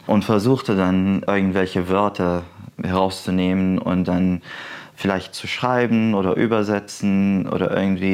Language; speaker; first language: German; non-native, fluent; Arabic